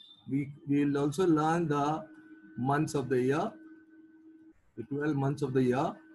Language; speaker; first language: English; non-native, local second language; Marathi